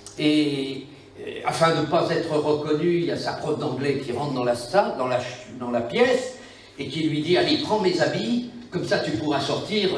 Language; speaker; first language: French; native; French